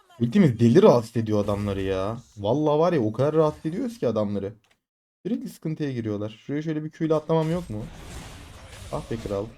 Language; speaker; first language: Turkish; native; Turkish